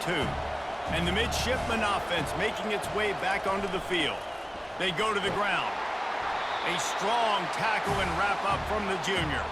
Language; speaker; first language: English; native; English